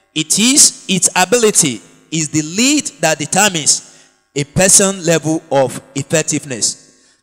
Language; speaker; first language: English; non-native, local second language; Yoruba